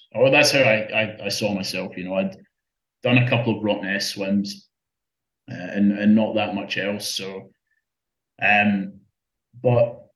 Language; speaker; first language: English; native; English